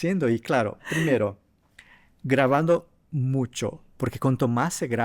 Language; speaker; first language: Spanish; non-native, fluent; Portuguese